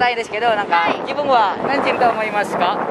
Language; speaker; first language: Japanese; non-native, learner; Indonesian